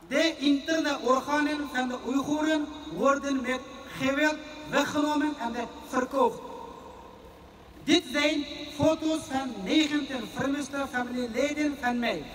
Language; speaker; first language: Dutch; non-native, fluent; Uyghur